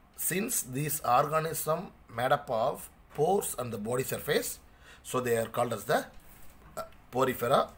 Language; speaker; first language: English; non-native, local second language; Tamil